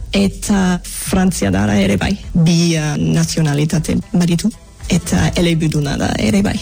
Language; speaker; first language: Basque; non-native, fluent; English